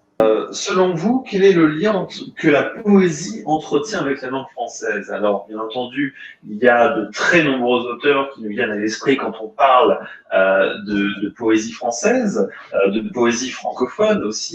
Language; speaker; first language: French; non-native, local second language; Fon